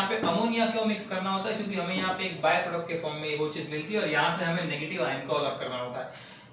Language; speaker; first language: Hindi; native; Hindi